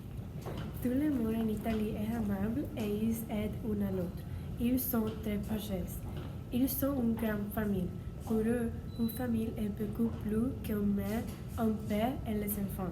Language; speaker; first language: French; non-native, learner; English